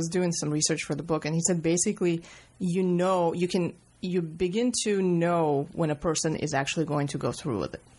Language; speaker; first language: English; non-native, fluent; Russian